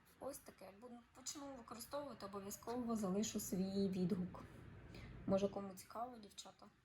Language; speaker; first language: Ukrainian; non-native, local second language; Russian